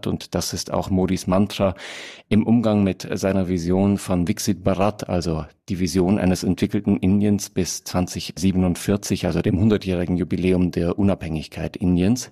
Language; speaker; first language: German; native; German